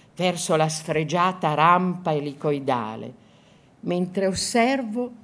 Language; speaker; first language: Italian; native; Italian